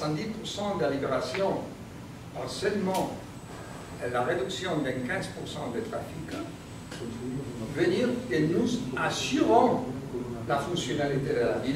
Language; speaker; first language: French; non-native, learner; Spanish